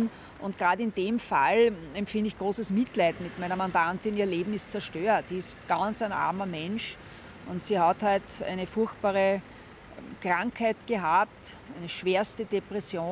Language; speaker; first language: German; native; German